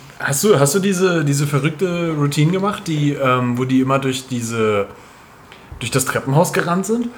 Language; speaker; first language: German; native; German